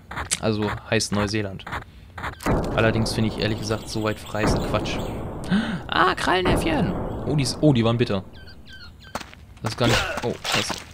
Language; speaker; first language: German; native; German